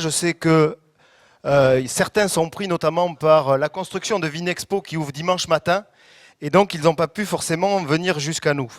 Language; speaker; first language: French; native; French